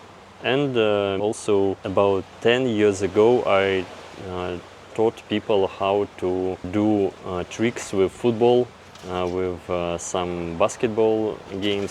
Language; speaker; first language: English; non-native, fluent; Russian